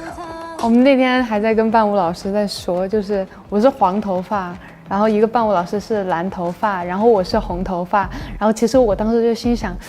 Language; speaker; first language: Chinese; native; Chinese